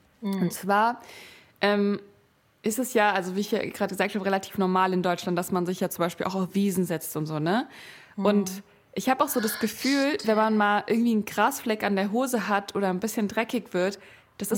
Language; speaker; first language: German; native; German